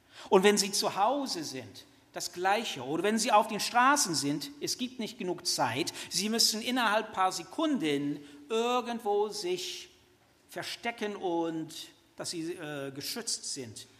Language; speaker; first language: German; non-native, fluent; English